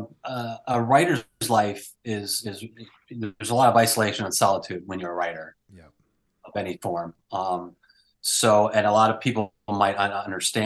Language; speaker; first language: English; native; English